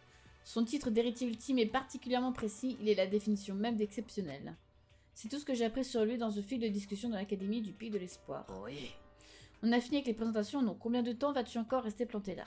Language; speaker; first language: French; native; French